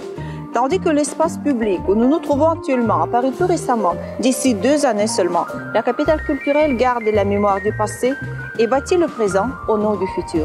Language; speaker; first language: French; non-native, fluent; Russian